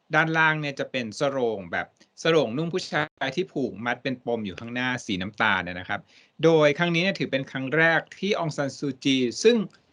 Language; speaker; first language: Thai; native; Thai